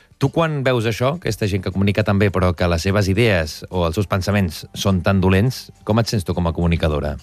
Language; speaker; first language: Catalan; native; Catalan